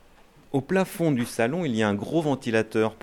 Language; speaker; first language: French; native; French